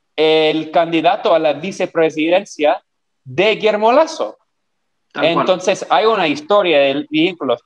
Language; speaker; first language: Spanish; non-native, fluent; English